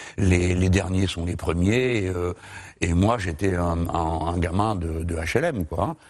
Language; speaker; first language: French; native; French